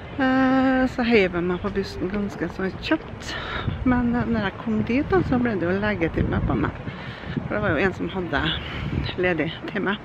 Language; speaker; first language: Norwegian; native; Norwegian